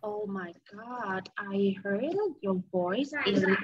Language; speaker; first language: English; non-native, learner; Vietnamese